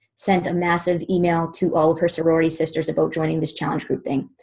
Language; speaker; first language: English; native; English